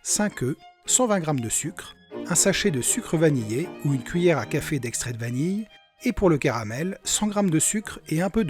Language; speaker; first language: French; native; French